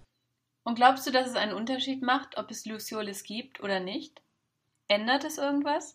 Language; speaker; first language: German; native; German